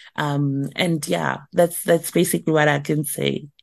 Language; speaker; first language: English; non-native, local second language; Shona